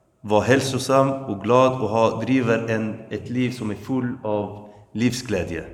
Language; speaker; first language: Swedish; early bilingual, other home language; Arabic